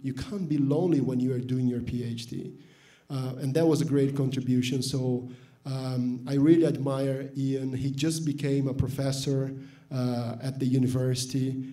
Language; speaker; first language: English; non-native, fluent; Portuguese